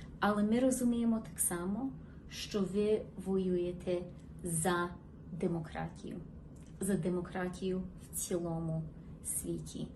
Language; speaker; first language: Ukrainian; early bilingual, heritage; Ukrainian